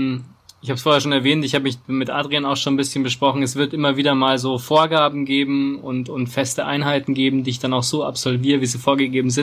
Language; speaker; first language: German; native; German